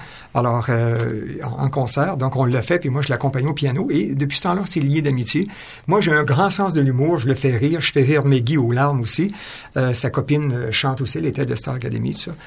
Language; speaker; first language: French; native; French